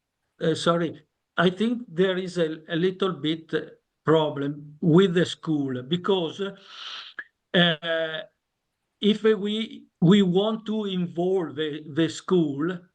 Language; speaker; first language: English; non-native, learner; Italian